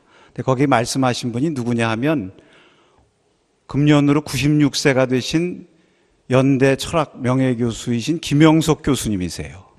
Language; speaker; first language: Korean; native; Korean